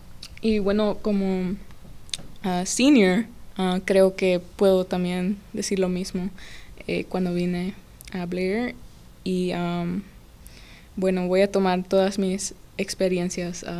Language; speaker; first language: Spanish; early bilingual, heritage; English